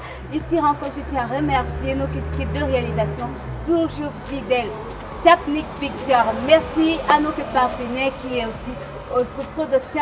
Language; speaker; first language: French; native; French